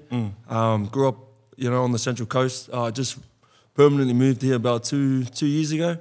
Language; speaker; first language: English; native; English